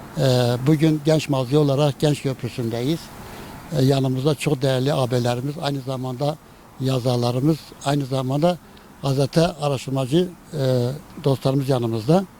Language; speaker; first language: Turkish; native; Turkish